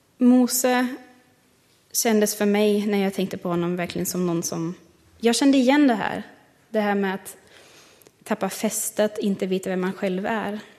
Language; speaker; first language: Swedish; non-native, fluent; German